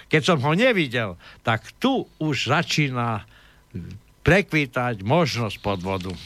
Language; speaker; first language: Slovak; native; Slovak